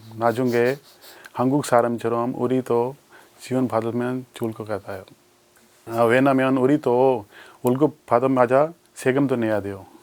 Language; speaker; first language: Korean; non-native, learner; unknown